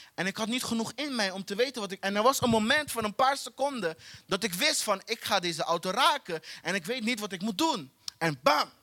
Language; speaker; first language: Dutch; non-native, fluent; Portuguese